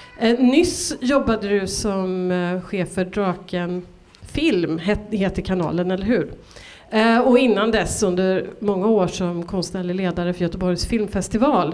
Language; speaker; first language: Swedish; native; Swedish